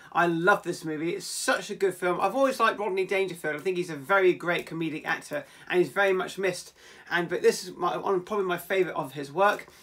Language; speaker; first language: English; native; English